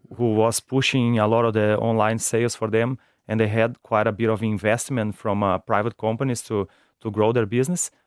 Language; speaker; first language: English; non-native, fluent; Portuguese